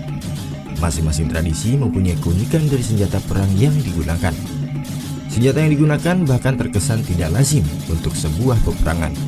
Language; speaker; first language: Indonesian; native; Indonesian